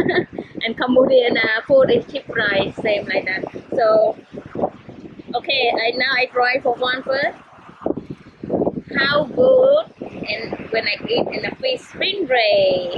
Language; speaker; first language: English; non-native, learner; Khmer